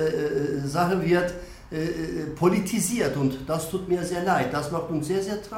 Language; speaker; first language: German; non-native, fluent; Turkish